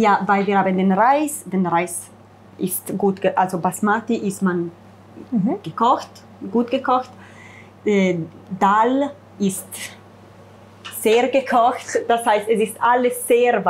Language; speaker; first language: German; non-native, fluent; Italian